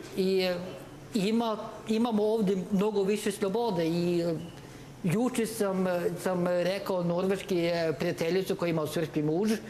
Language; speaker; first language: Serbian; non-native, learner; Norwegian